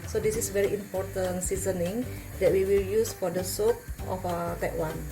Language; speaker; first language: English; non-native, learner; Indonesian